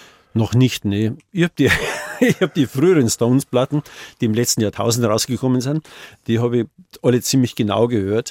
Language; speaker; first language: German; native; German